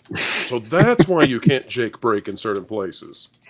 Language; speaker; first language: English; native; English